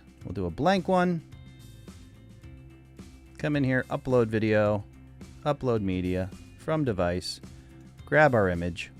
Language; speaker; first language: English; native; English